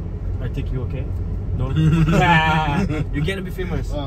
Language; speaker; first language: English; non-native, learner; Uyghur